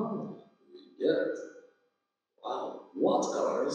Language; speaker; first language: English; non-native, fluent; Vietnamese